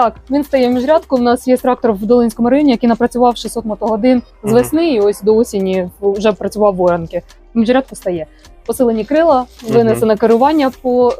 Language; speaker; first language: Ukrainian; native; Ukrainian